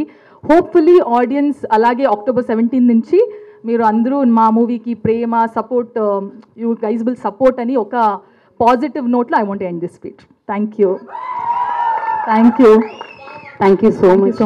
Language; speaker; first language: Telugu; non-native, learner; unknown